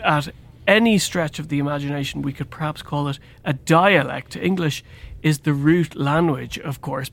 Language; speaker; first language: English; native; English